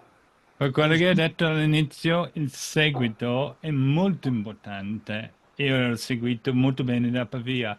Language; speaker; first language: Italian; non-native, fluent; English